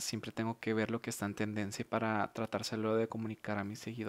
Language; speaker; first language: Spanish; native; Spanish